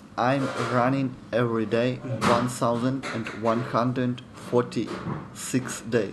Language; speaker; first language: English; non-native, learner; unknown